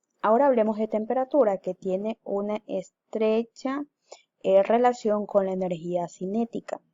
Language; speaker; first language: Spanish; native; Spanish